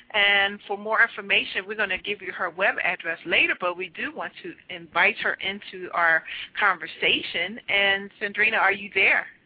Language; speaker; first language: English; native; English